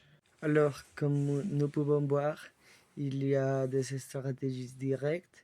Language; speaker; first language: French; non-native, learner; Spanish